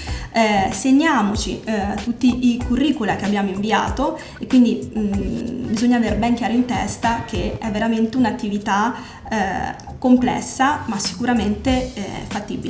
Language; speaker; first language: Italian; native; Italian